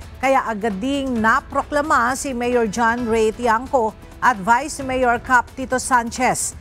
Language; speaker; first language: Filipino; native; Filipino